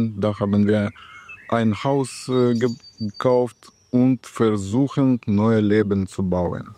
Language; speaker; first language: German; non-native, learner; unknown